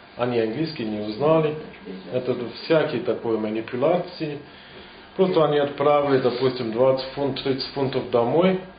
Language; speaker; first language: Russian; non-native, fluent; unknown